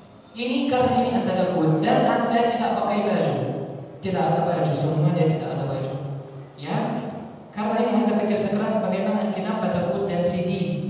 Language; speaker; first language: Indonesian; non-native, learner; Arabic